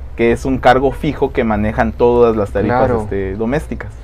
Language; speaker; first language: Spanish; native; Spanish